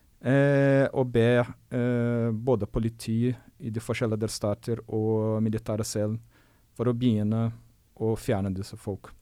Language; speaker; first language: Norwegian; non-native, fluent; Portuguese